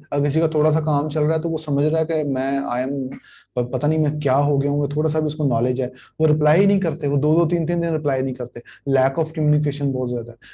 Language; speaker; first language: Urdu; native; Urdu